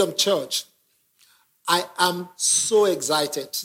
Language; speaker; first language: English; non-native, local second language; Yoruba